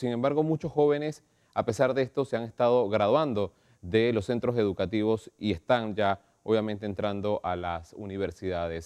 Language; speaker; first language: Spanish; native; Spanish